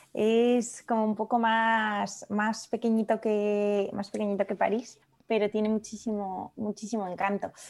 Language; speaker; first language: Spanish; native; Spanish